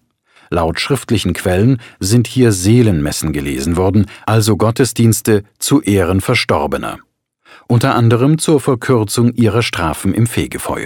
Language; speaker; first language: German; native; German